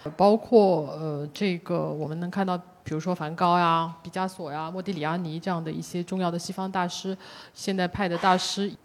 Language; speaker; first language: Chinese; native; Chinese